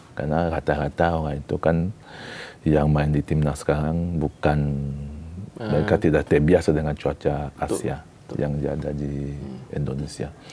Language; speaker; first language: Indonesian; non-native, fluent; French